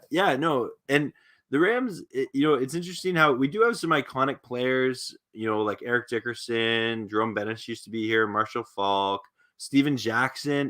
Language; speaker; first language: English; native; English